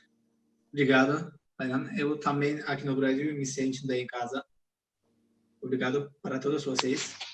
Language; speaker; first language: Portuguese; non-native, fluent; Turkish